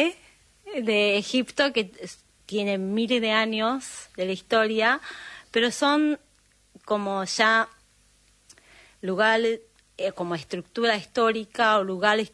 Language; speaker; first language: Spanish; non-native, fluent; Japanese